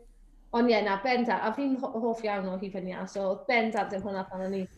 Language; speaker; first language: Welsh; native; Welsh